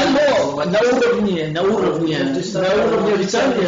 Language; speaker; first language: Russian; non-native, fluent; Kurdish